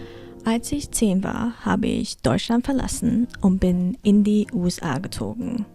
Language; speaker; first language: German; early bilingual, heritage; German